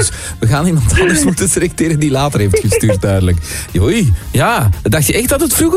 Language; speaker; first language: Dutch; native; Dutch